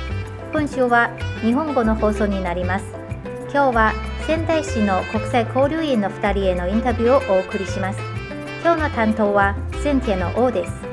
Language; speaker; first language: Japanese; non-native, fluent; Chinese